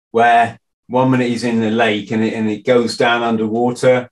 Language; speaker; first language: English; native; English